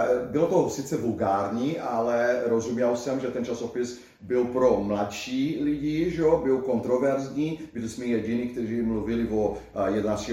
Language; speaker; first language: Czech; non-native, fluent; Portuguese